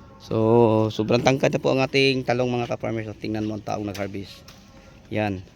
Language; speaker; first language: Filipino; native; Filipino